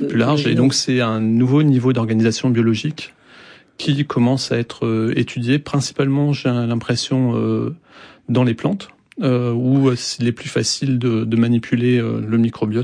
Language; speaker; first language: French; native; French